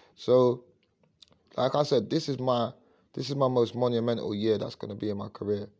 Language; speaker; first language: English; native; English